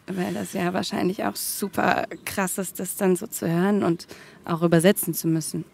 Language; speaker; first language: German; native; German